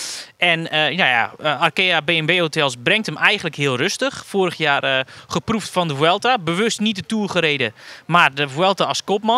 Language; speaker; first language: Dutch; native; Dutch